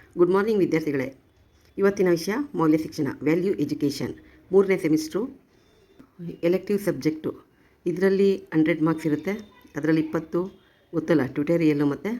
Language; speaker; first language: Kannada; native; Kannada